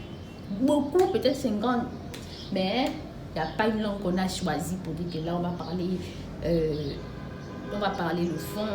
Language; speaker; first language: French; non-native, local second language; Fang